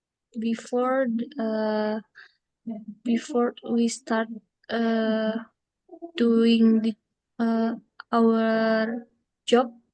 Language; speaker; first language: English; non-native, learner; Indonesian